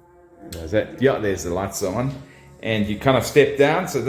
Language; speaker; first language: English; native; English